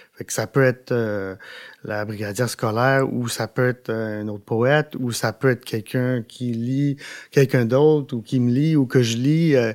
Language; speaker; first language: French; non-native, local second language; English